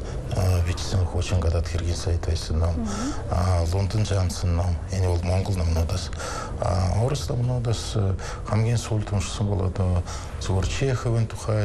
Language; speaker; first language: Mongolian; non-native, fluent; Russian